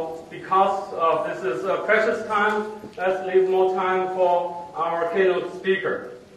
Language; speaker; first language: English; non-native, fluent; Chinese